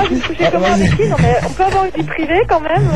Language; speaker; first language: French; native; French